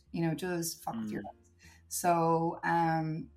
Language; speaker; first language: English; native; English